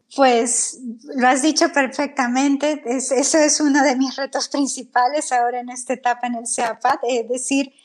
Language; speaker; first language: Spanish; native; Spanish